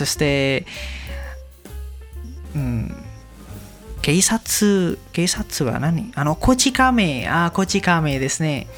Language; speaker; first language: Japanese; non-native, learner; Indonesian